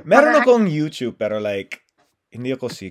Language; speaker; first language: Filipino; non-native, learner; English